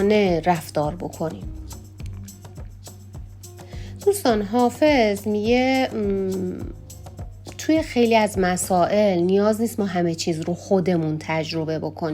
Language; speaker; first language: Persian; native; Persian